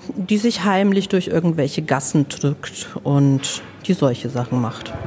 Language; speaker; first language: German; native; German